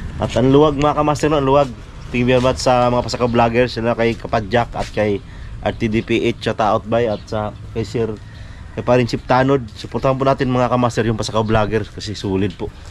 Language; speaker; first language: Filipino; non-native, local second language; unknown